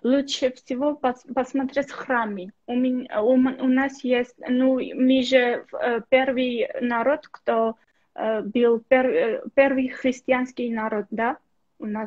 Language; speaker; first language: Russian; non-native, local second language; Armenian